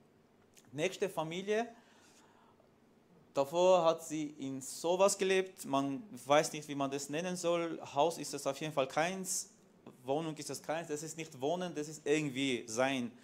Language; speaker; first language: German; non-native, fluent; Armenian